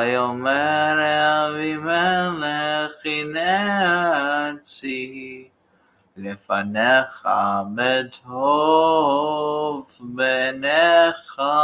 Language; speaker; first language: Hebrew; non-native, learner; English